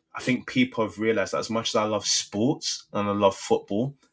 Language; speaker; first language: English; native; English